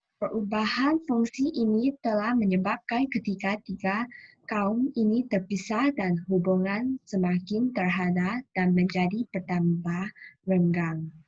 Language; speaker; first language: Malay; non-native, local second language; Chinese